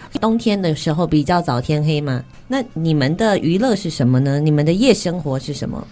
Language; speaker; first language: Chinese; native; Chinese